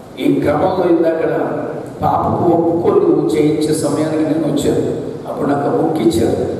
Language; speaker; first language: Telugu; non-native, local second language; Malayalam